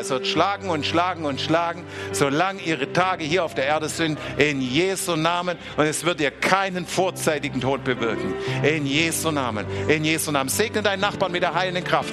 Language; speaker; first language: German; native; German